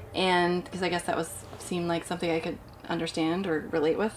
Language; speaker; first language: English; native; English